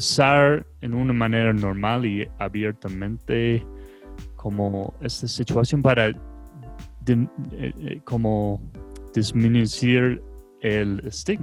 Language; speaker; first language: Spanish; non-native, fluent; English